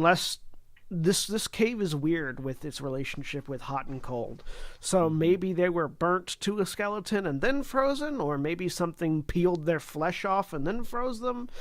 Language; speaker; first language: English; native; English